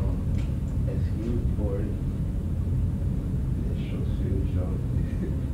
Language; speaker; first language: French; non-native, learner; English